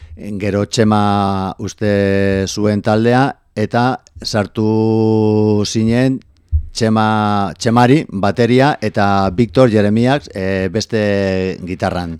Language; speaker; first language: Basque; non-native, local second language; Spanish